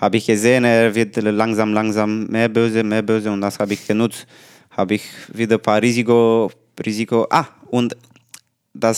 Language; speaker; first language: German; non-native, learner; Romanian